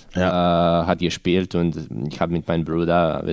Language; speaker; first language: German; non-native, learner; Croatian